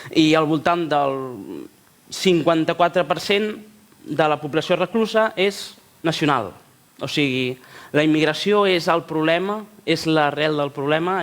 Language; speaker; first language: Catalan; early bilingual, other home language; Spanish